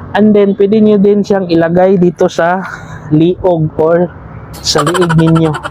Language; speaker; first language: Filipino; non-native, local second language; Cebuano